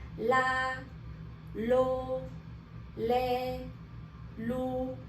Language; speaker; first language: Korean; non-native, learner; Vietnamese